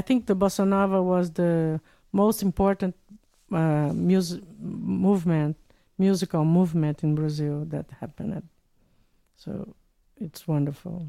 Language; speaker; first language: English; non-native, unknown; Portuguese